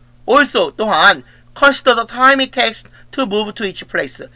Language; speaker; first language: English; non-native, fluent; Korean